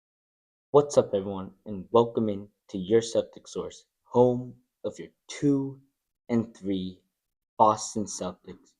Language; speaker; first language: English; native; English